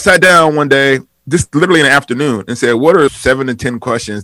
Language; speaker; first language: English; native; English